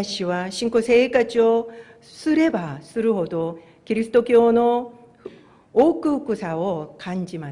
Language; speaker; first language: Japanese; non-native, fluent; Korean